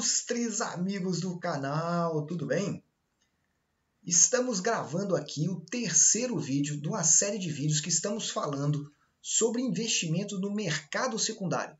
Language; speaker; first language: Portuguese; native; Portuguese